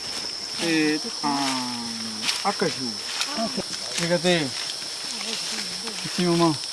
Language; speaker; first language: French; non-native, fluent; Spanish